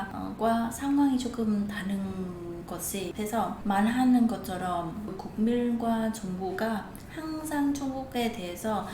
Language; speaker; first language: Korean; non-native, fluent; Vietnamese